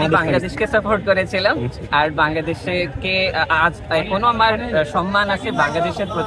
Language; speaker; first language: Bangla; non-native, fluent; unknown